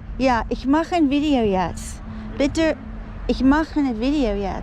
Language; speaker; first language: German; non-native, learner; English